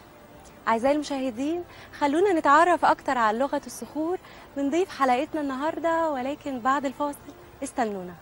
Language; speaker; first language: Arabic; native; Arabic